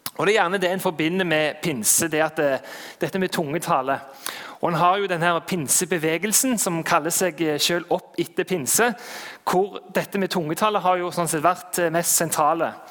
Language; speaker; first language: Norwegian; native; Norwegian